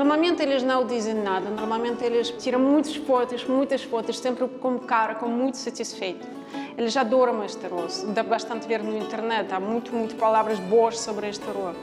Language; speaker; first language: Portuguese; non-native, learner; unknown